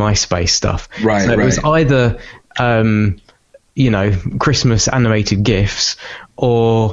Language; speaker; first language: English; native; English